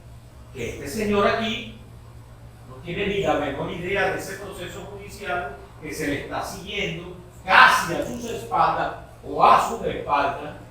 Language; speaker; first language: Spanish; native; Spanish